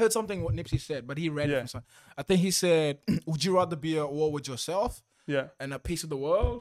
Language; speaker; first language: English; early bilingual, other home language; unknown